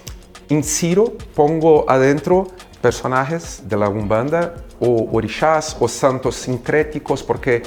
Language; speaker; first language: Spanish; non-native, fluent; Portuguese